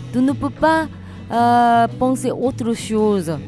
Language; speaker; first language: French; non-native, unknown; Korean